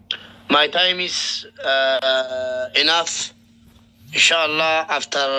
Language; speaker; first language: English; non-native, learner; Oromo